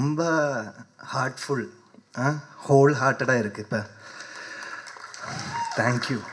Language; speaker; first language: Tamil; non-native, learner; Malayalam